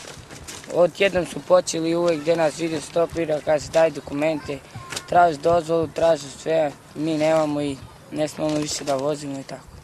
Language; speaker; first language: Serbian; non-native, local second language; Romany